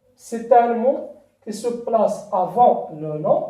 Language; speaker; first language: French; non-native, local second language; Arabic